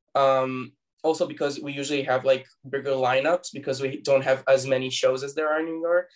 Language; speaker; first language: English; non-native, fluent; Hebrew